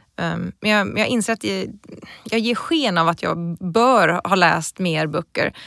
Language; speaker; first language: Swedish; native; Swedish